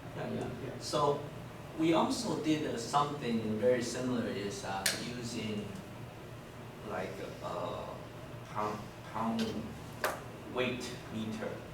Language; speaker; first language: English; non-native, fluent; Chinese